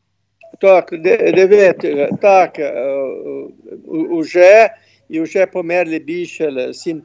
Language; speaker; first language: Ukrainian; early bilingual, heritage; Ukrainian